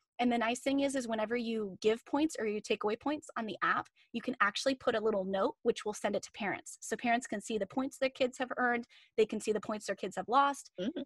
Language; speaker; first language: English; native; English